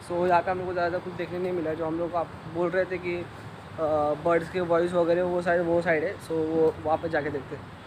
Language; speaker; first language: Hindi; native; Hindi